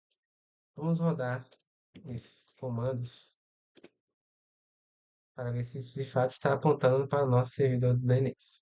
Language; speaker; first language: Portuguese; native; Portuguese